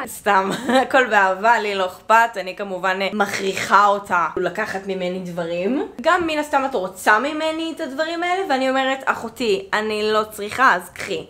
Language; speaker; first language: Hebrew; native; Hebrew